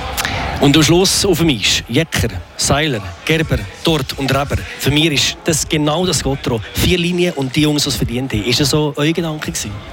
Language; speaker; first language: German; native; German